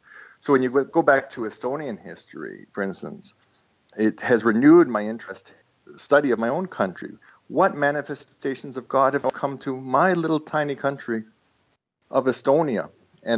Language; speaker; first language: English; non-native, fluent; Estonian